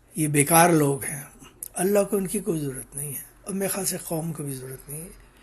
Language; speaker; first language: Urdu; native; Urdu